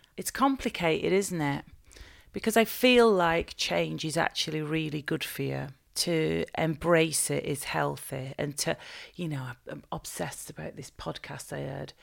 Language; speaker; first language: English; native; English